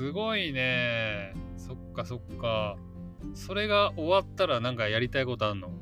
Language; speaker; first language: Japanese; native; Japanese